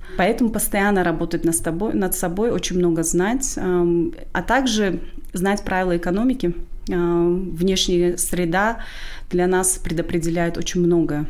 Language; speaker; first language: Russian; non-native, local second language; Tajik